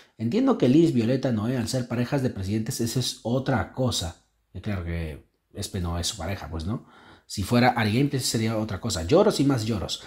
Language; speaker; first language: Spanish; native; Spanish